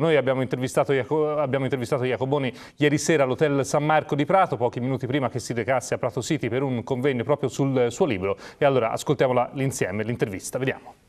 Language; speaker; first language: Italian; native; Italian